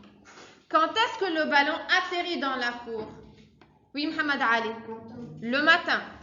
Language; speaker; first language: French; non-native, fluent; Arabic